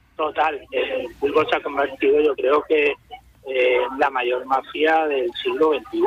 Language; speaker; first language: Spanish; native; Spanish